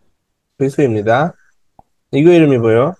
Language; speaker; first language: Korean; non-native, fluent; Bangla